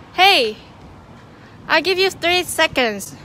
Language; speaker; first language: English; non-native, learner; Cantonese